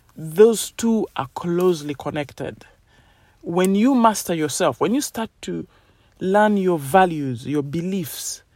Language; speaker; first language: English; non-native, local second language; Ganda